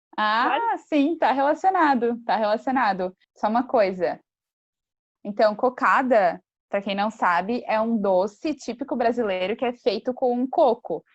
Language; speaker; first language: Portuguese; native; Portuguese